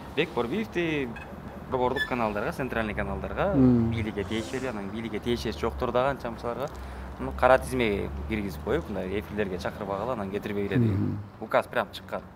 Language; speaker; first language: Kyrgyz; native; Kyrgyz